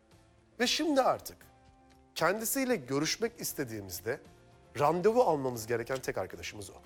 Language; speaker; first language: Turkish; native; Turkish